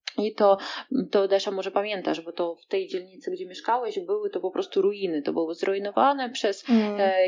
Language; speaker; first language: Polish; non-native, fluent; Russian